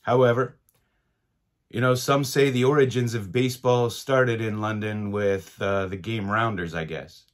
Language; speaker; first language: English; native; English